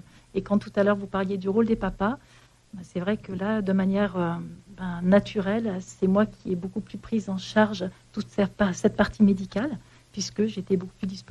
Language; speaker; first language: French; native; French